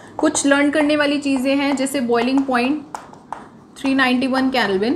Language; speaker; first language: Hindi; native; Hindi